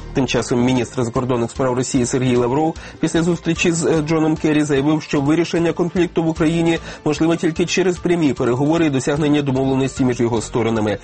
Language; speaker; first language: Ukrainian; native; Ukrainian